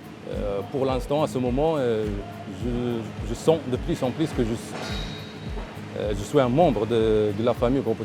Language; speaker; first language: French; non-native, local second language; Arabic